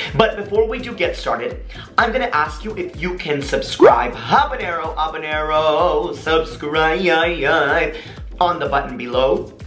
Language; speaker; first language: English; native; English